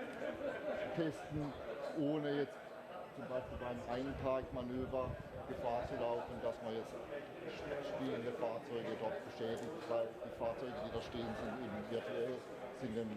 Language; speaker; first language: German; native; German